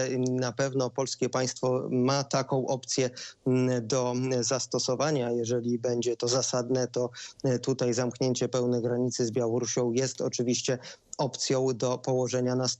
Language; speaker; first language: Polish; native; Polish